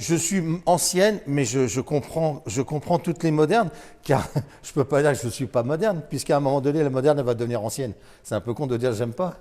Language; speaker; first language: French; native; French